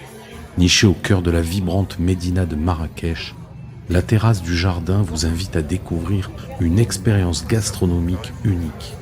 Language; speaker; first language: French; native; French